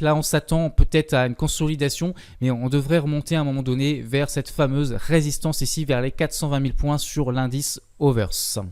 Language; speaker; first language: French; native; French